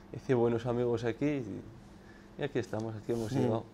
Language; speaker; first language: Spanish; non-native, fluent; Arabic